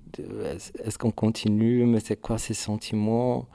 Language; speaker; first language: French; non-native, learner; Portuguese